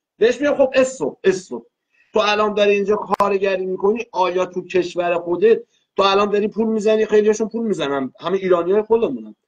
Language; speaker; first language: Persian; non-native, local second language; Azerbaijani